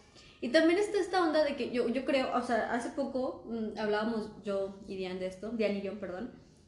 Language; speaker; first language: Spanish; native; Spanish